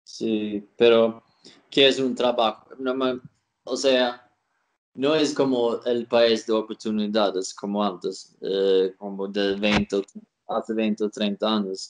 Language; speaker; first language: Spanish; non-native, learner; Swedish